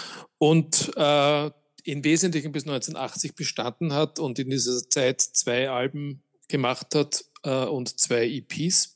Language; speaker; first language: German; native; German